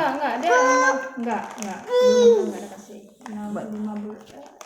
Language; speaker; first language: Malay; non-native, local second language; Achinese